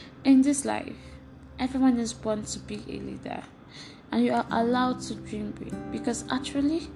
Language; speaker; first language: English; non-native, local second language; Igbo